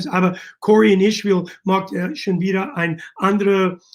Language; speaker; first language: German; non-native, learner; English